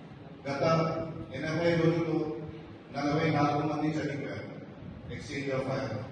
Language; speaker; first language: Telugu; non-native, learner; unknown